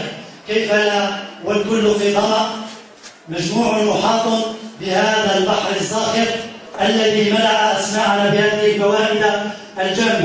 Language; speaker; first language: Arabic; native; Arabic